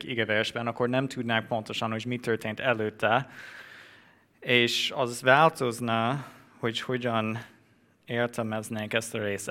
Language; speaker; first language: Hungarian; non-native, fluent; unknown